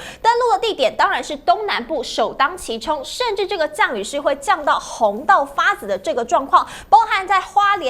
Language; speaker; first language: Chinese; native; Chinese